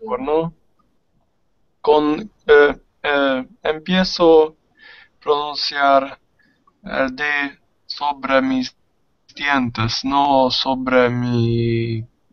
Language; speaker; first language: Spanish; non-native, learner; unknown